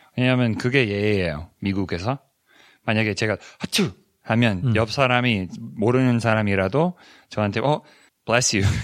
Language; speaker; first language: Korean; non-native, fluent; English